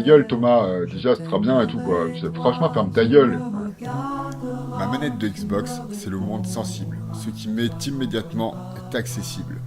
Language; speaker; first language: French; native; French